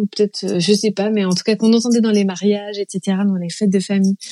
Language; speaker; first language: French; native; French